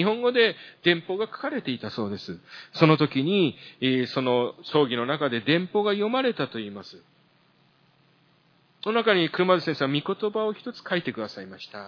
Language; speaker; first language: Japanese; early bilingual, heritage; Japanese